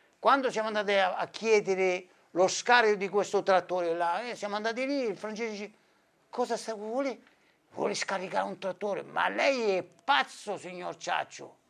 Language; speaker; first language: Italian; early bilingual, heritage; Italian